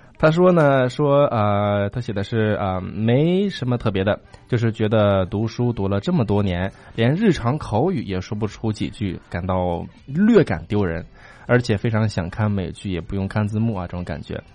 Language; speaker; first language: Chinese; native; Chinese